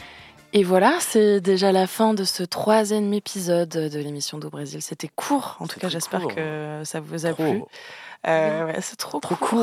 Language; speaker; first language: French; native; French